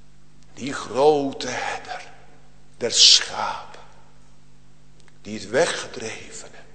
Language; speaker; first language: Dutch; native; Dutch